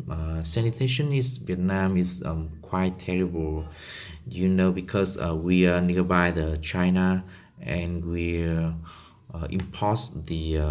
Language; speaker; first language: English; non-native, learner; Vietnamese